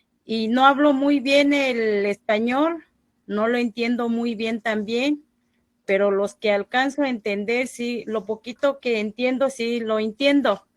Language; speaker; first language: Spanish; non-native, local second language; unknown